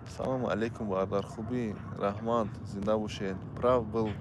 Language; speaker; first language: Russian; non-native, local second language; Tajik